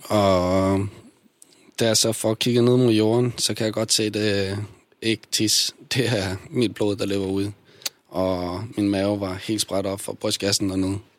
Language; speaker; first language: Danish; early bilingual, other home language; Bosnian